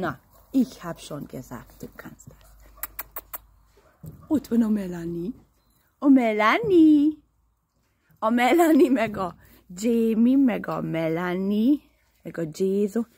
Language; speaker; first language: German; non-native, learner; Hungarian